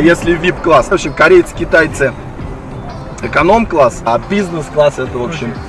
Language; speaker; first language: Russian; native; Russian